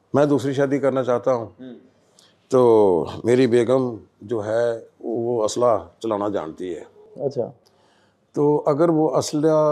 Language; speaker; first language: Urdu; native; Urdu